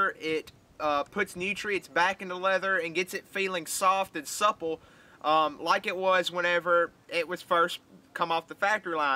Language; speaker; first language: English; native; English